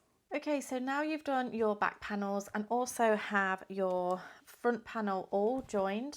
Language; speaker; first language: English; native; English